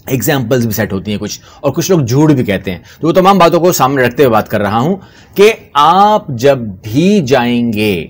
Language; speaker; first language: Urdu; non-native, local second language; Punjabi